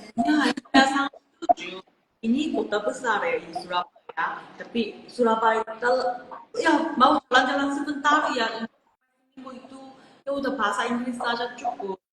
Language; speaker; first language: Indonesian; non-native, fluent; Korean